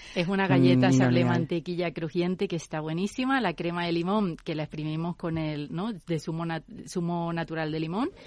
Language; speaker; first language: Spanish; native; Spanish